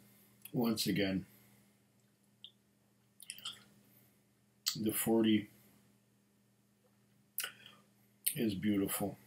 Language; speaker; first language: English; native; English